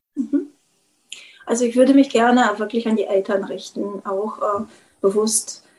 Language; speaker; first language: German; non-native, fluent; Bulgarian